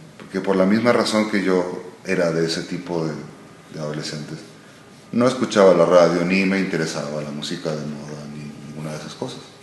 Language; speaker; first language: Spanish; native; Spanish